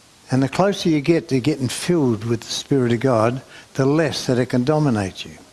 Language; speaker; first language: English; native; English